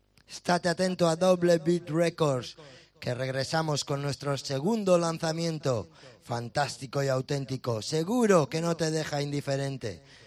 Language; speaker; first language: Spanish; native; Spanish